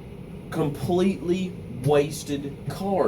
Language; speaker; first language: English; native; English